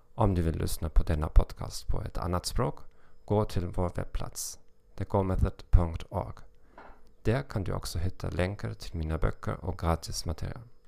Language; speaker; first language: Swedish; non-native, learner; German